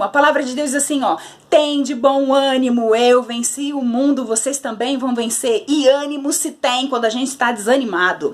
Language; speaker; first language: Portuguese; native; Portuguese